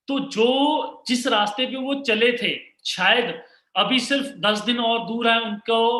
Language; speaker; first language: Hindi; non-native, local second language; Punjabi